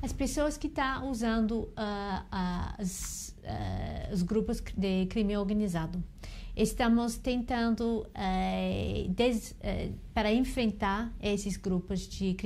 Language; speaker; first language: Portuguese; non-native, learner; English